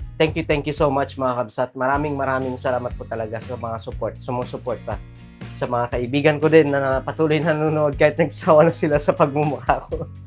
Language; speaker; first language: Filipino; non-native, local second language; Iloko